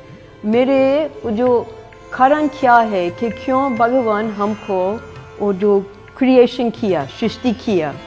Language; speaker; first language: Hindi; non-native, fluent; English